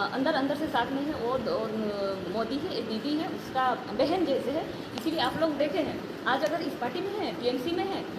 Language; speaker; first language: Hindi; non-native, local second language; Santali